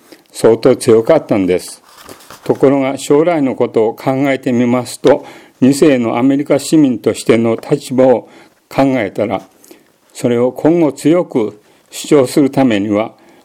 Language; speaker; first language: Japanese; native; Japanese